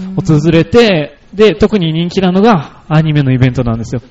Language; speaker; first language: Japanese; early bilingual, other home language; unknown